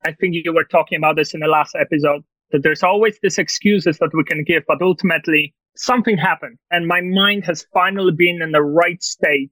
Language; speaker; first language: English; non-native, fluent; Polish